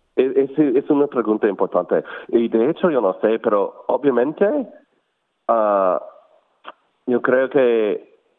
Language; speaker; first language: Spanish; non-native, fluent; English